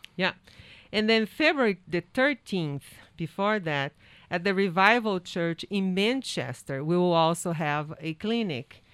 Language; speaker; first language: English; non-native, learner; Portuguese